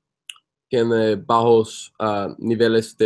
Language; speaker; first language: Spanish; non-native, fluent; English